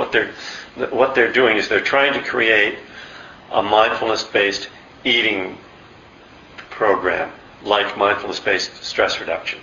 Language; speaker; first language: English; native; English